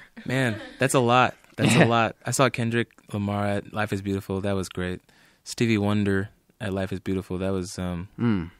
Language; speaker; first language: English; native; English